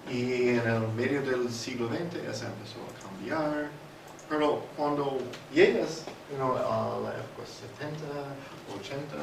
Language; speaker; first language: Spanish; non-native, fluent; English